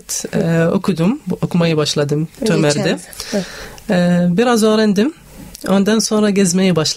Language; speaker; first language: Turkish; non-native, learner; Arabic